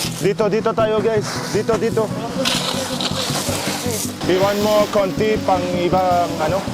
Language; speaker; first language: Filipino; non-native, learner; Arabic